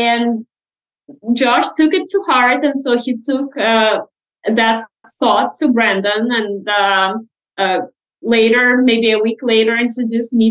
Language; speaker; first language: English; non-native, fluent; Russian